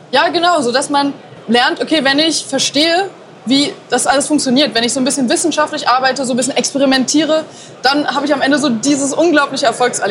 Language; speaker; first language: German; native; German